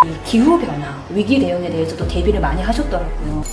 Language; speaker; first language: Korean; native; Korean